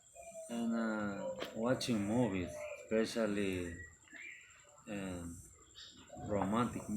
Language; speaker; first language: English; non-native, learner; Spanish